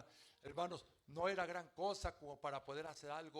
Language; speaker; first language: Spanish; native; Spanish